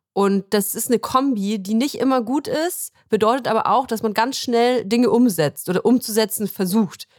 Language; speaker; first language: German; native; German